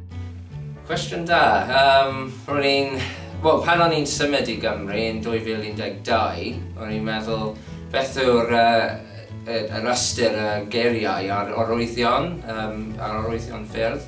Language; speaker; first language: Welsh; non-native, learner; English